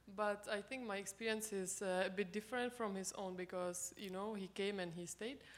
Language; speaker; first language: English; non-native, fluent; Czech